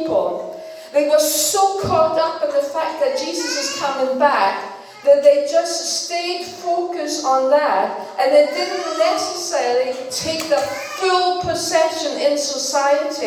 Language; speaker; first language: English; non-native, fluent; Danish